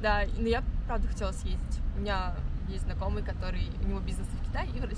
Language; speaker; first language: Russian; native; Russian